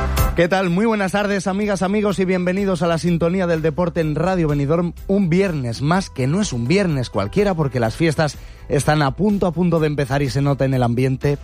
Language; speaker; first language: Spanish; native; Spanish